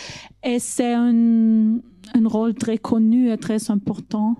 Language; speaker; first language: French; non-native, fluent; German